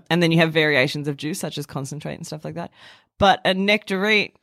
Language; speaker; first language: English; early bilingual, other home language; Italian